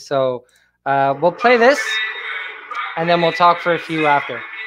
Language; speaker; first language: English; native; English